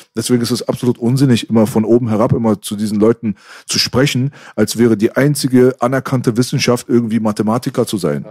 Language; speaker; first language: German; native; German